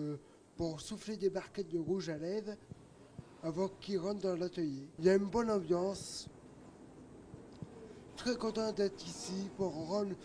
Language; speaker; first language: French; native; French